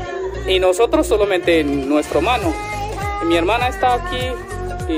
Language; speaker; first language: Spanish; non-native, learner; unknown